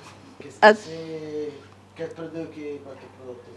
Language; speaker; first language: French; non-native, learner; Italian